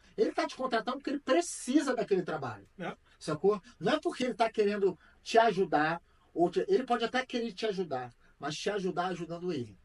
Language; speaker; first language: Portuguese; native; Portuguese